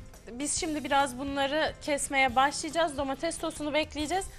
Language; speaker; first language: Turkish; native; Turkish